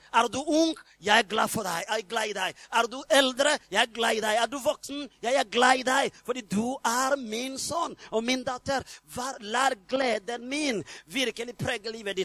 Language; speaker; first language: Swedish; non-native, fluent; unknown